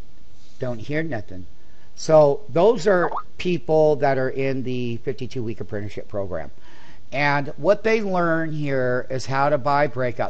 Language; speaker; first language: English; native; English